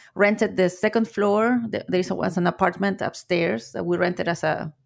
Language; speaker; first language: English; non-native, fluent; Spanish